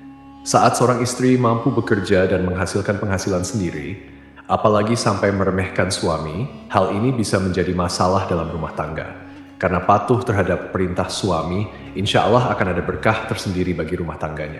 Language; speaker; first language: Indonesian; native; Indonesian